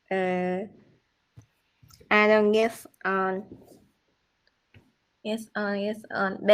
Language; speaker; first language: English; non-native, learner; Vietnamese